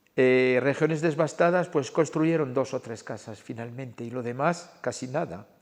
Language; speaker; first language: Spanish; early bilingual, heritage; Spanish